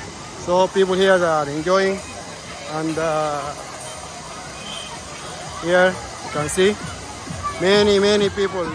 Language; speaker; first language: English; non-native, learner; Arabic